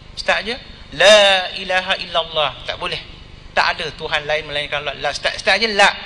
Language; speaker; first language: Malay; non-native, local second language; Tamil